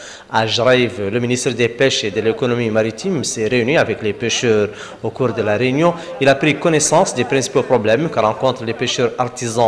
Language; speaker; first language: French; non-native, local second language; Arabic